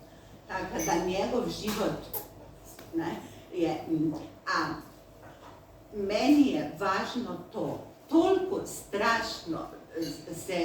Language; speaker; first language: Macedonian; non-native, learner; Slovenian